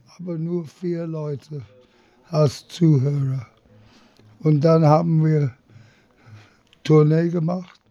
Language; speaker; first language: German; non-native, learner; English